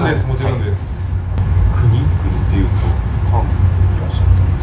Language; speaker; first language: Japanese; native; Japanese